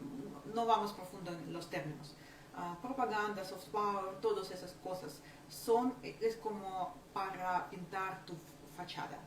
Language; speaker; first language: Spanish; non-native, fluent; Ukrainian